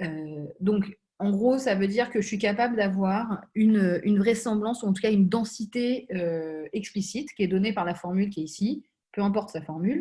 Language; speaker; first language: French; native; French